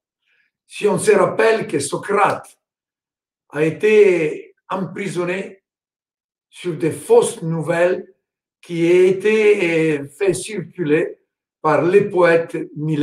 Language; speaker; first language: French; non-native, fluent; Italian